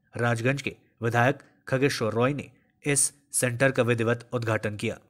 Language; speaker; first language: Hindi; native; Hindi